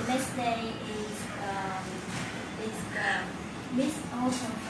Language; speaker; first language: English; non-native, learner; Vietnamese